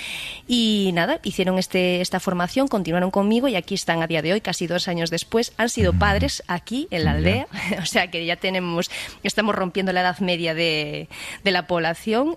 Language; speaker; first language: Spanish; native; Spanish